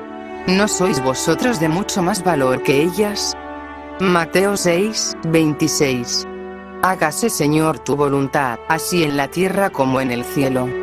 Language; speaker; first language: Spanish; native; Spanish